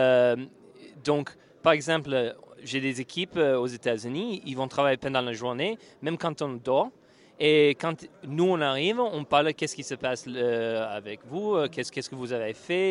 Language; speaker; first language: French; non-native, fluent; English